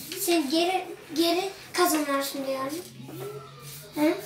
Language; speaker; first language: Turkish; early bilingual, heritage; Turkish